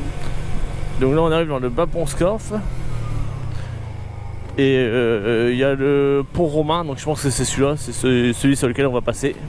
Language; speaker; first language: French; native; French